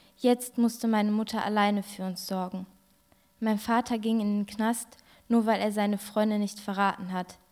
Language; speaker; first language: German; early bilingual, other home language; Turkish